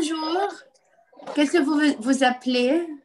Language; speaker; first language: French; non-native, local second language; Arabic